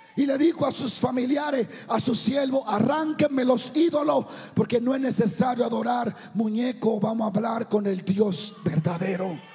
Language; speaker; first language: Spanish; native; Spanish